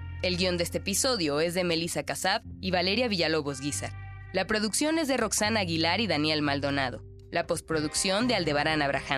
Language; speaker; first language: Spanish; native; Spanish